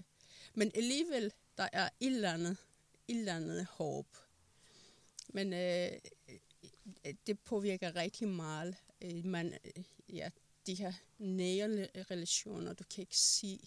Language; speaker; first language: Danish; non-native, fluent; Persian